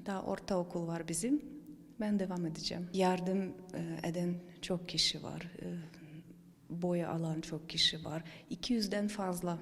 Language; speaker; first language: Turkish; non-native, fluent; Russian